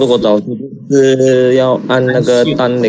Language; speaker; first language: Chinese; native; Chinese